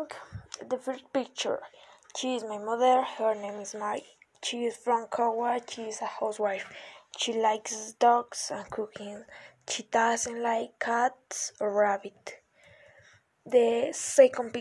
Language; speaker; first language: English; non-native, learner; Spanish